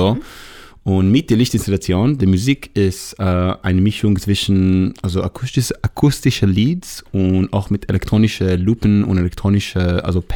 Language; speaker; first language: German; non-native, fluent; Hebrew